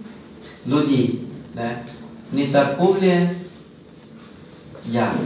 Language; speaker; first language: Russian; non-native, learner; Thai